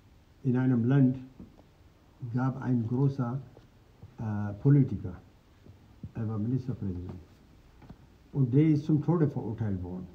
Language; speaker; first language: German; non-native, fluent; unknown